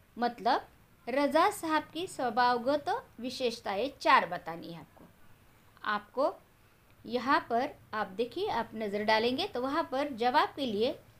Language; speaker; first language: Hindi; non-native, local second language; Marathi